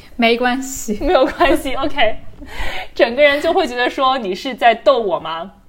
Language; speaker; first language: Chinese; native; Chinese